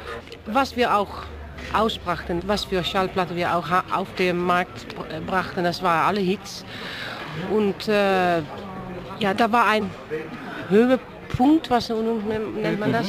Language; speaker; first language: German; non-native, fluent; Dutch